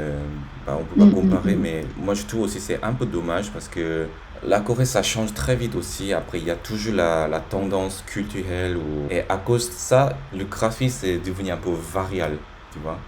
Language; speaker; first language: French; native; French